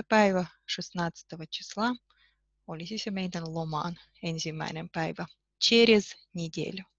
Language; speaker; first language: Finnish; non-native, fluent; Russian